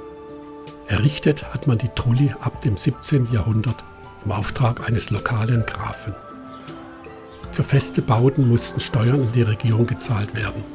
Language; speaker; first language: German; native; German